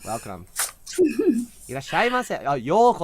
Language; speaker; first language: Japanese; non-native, fluent; English